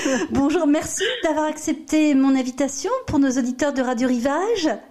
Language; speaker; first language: French; native; French